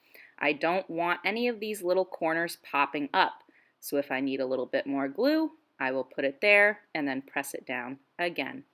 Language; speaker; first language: English; native; English